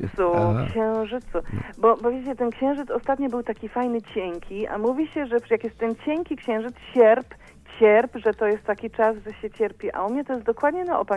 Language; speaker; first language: Polish; native; Polish